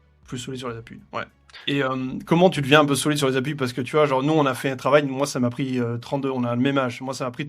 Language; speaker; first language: French; native; French